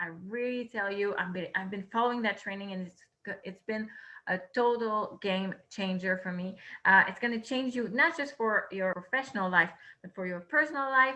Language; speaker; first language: English; non-native, fluent; French